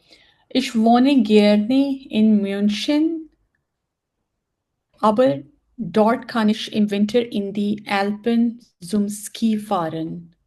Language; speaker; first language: German; non-native, learner; Hindi